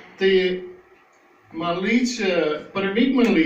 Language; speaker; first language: Russian; non-native, learner; Dutch